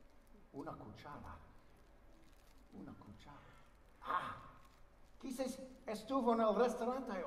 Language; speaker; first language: Spanish; non-native, learner; English